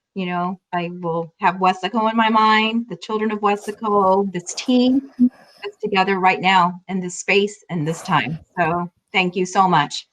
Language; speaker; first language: English; native; English